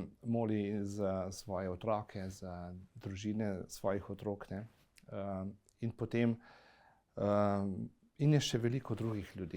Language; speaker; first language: Slovenian; native; Slovenian